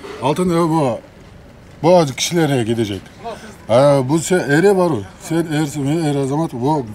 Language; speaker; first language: Turkish; non-native, learner; Kazakh